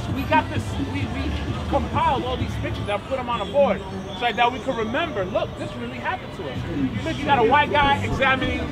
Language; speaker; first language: English; native; English